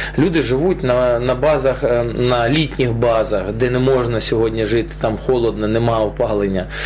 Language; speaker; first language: Ukrainian; non-native, local second language; Russian